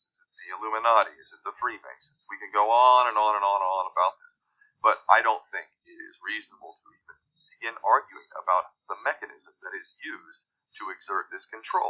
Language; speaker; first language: English; native; English